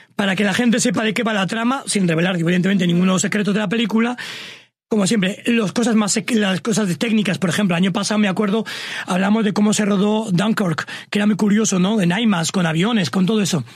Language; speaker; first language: Spanish; native; Spanish